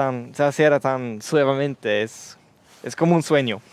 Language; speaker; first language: Spanish; non-native, learner; Swedish